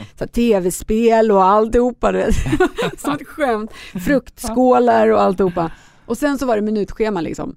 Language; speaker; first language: Swedish; native; Swedish